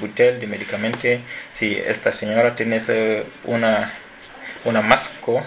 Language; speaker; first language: Spanish; non-native, learner; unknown